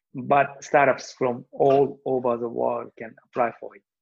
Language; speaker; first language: English; non-native, learner; Japanese